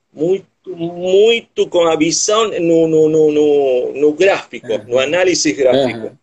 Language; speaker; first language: Portuguese; non-native, learner; Spanish